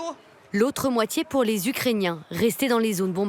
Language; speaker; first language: French; native; French